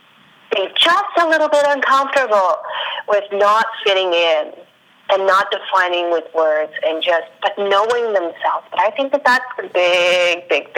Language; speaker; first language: English; non-native, fluent; Spanish